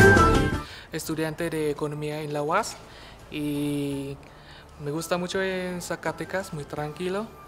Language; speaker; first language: Spanish; non-native, learner; Vietnamese